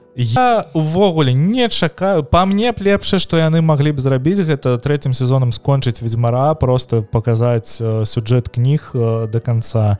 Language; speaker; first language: Belarusian; non-native, local second language; Russian